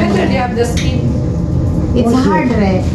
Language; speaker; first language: English; non-native, learner; Filipino